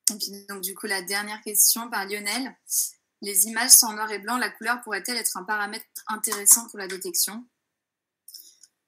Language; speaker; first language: French; native; French